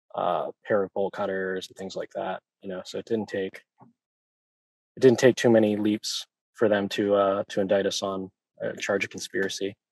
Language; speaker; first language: English; native; English